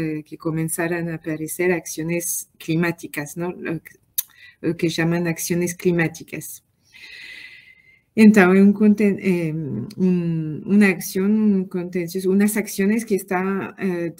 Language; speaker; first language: Portuguese; non-native, learner; French